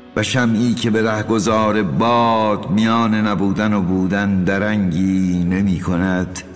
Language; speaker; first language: Persian; native; Persian